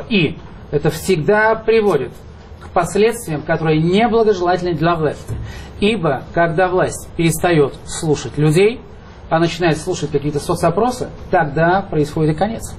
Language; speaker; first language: Russian; native; Russian